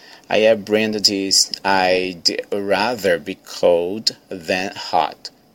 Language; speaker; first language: English; non-native, fluent; Portuguese